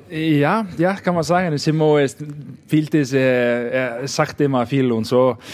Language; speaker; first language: German; non-native, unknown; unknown